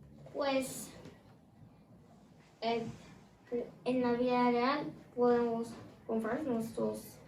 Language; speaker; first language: Spanish; early bilingual, heritage; Spanish